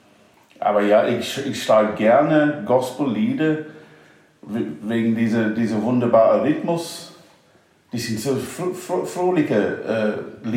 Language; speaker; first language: German; non-native, fluent; English